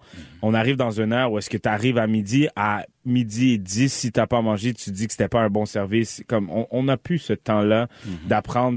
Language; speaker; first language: French; native; French